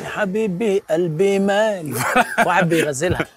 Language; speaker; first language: Arabic; native; Arabic